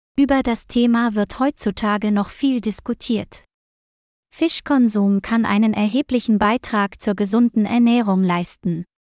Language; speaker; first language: German; non-native, learner; Vietnamese